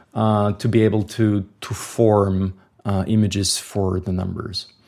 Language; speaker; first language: English; non-native, fluent; German